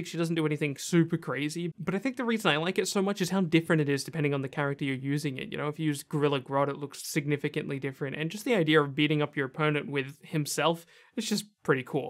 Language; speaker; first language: English; native; English